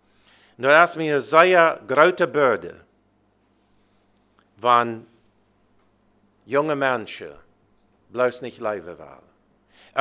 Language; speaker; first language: German; early bilingual, heritage; Plautdietsch